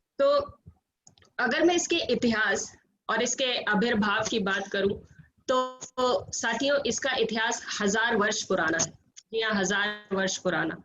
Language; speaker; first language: Hindi; native; Hindi